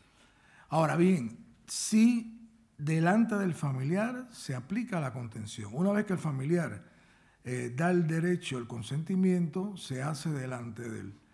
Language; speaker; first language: Spanish; native; Spanish